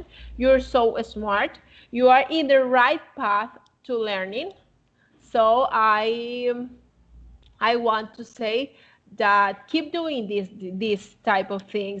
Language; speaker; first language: English; non-native, fluent; Spanish